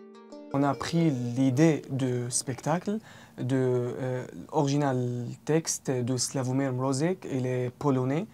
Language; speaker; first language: French; non-native, learner; Arabic